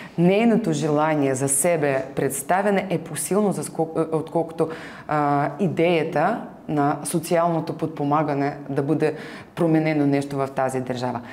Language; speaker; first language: Bulgarian; non-native, fluent; Ukrainian